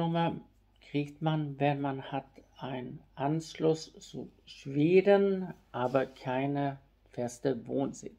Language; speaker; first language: German; non-native, fluent; Swedish